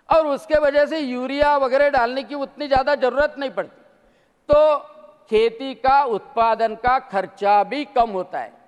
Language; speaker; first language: Hindi; non-native, local second language; Marathi